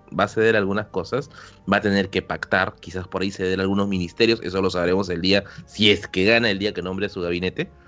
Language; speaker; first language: Spanish; native; Spanish